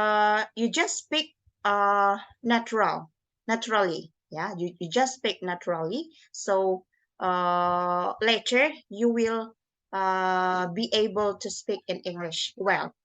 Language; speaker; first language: English; non-native, learner; Indonesian